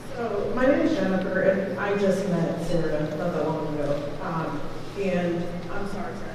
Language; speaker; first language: English; native; English